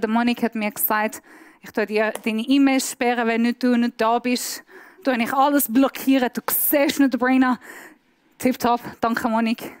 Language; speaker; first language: German; non-native, fluent; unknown